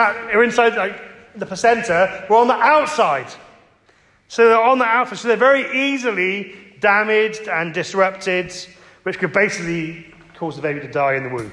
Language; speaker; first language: English; native; English